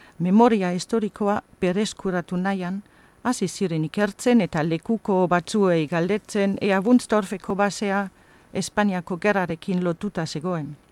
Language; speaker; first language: Basque; non-native, fluent; German